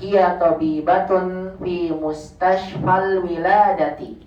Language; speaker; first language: Arabic; non-native, fluent; Indonesian